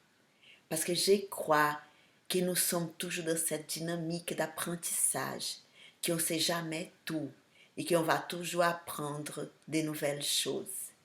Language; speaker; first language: French; non-native, fluent; Portuguese